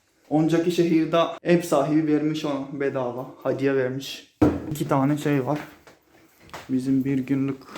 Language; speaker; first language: Turkish; non-native, fluent; Japanese